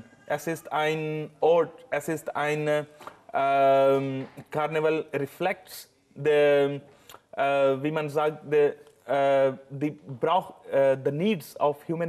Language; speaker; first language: German; non-native, learner; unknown